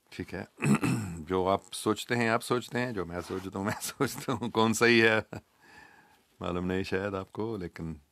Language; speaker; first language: Urdu; non-native, local second language; English